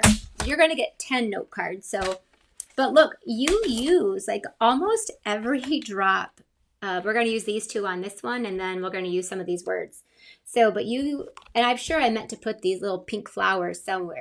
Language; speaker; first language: English; native; English